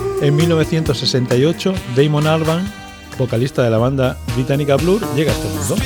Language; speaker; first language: Spanish; native; Spanish